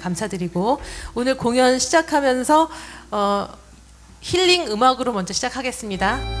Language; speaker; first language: Korean; native; Korean